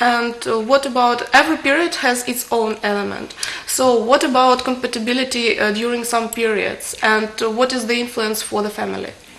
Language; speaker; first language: English; non-native, fluent; Russian